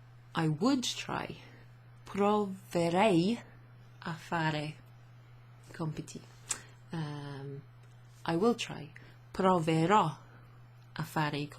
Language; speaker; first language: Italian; non-native, fluent; English